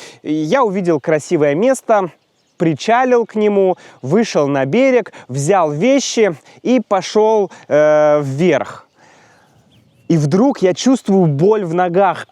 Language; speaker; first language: Russian; native; Russian